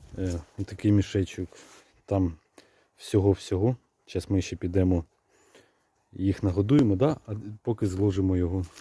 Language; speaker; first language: Ukrainian; native; Ukrainian